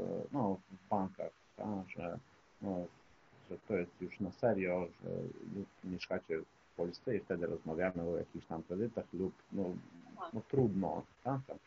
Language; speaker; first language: Polish; non-native, fluent; Ukrainian